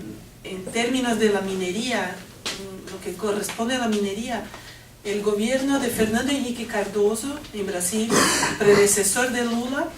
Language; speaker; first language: Spanish; non-native, fluent; Portuguese